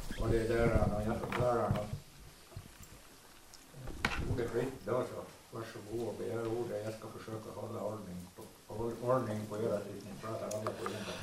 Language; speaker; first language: Swedish; native; Swedish